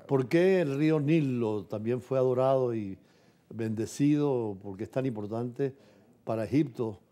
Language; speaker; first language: Spanish; native; Spanish